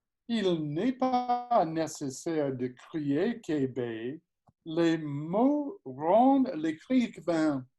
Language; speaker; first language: French; non-native, learner; English